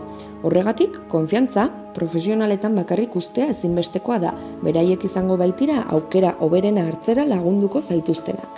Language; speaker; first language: Basque; native; Basque